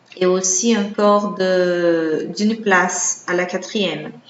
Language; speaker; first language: French; non-native, fluent; Portuguese